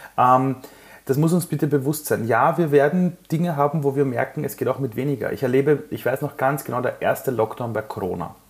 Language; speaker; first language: German; early bilingual, other home language; Persian